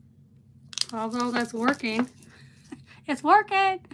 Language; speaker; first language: English; native; English